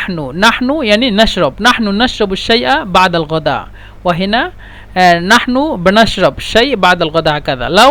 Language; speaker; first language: Arabic; non-native, fluent; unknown